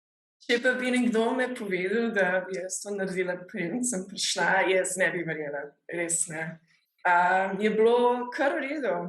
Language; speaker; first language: Slovenian; early bilingual, heritage; Slovenian